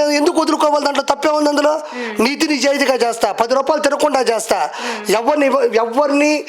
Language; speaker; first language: Telugu; native; Telugu